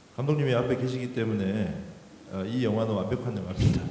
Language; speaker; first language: Korean; native; Korean